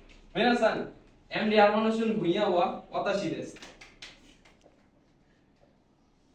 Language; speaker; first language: Japanese; non-native, learner; Bangla